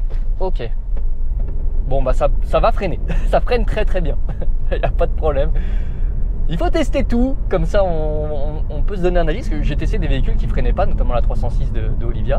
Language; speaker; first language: French; native; French